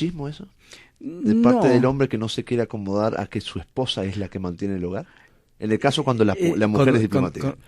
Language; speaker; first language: Spanish; native; Spanish